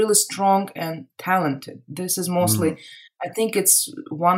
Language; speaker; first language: English; non-native, fluent; Ukrainian